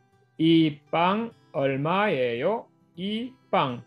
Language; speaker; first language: Korean; non-native, fluent; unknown